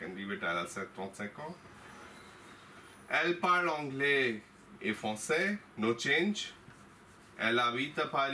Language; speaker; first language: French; non-native, fluent; Hindi